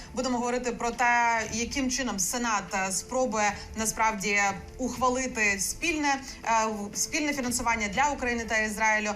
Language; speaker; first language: Ukrainian; native; Ukrainian